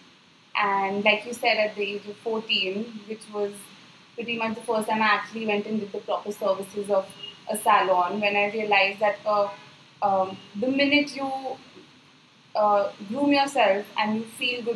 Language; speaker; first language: English; non-native, local second language; Hindi